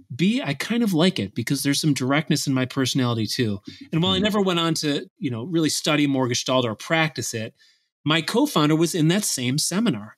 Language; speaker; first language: English; native; English